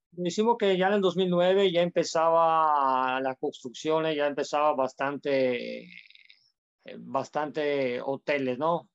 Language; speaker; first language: Spanish; non-native, fluent; Italian